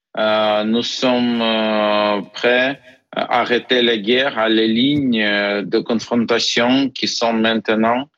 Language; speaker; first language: French; non-native, learner; Ukrainian